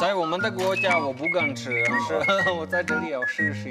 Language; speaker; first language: Chinese; non-native, learner; English